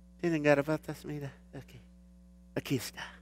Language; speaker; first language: Spanish; early bilingual, heritage; Spanish